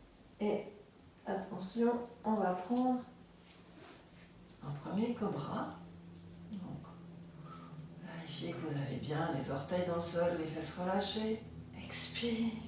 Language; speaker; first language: French; native; French